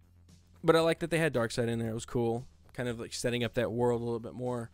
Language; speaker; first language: English; native; English